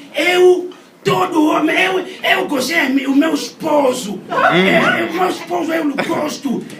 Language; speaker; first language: Portuguese; non-native, learner; French